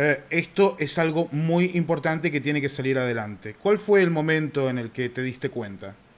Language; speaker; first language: Spanish; native; Spanish